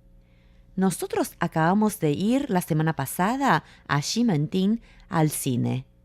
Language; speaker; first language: Spanish; non-native, fluent; Chinese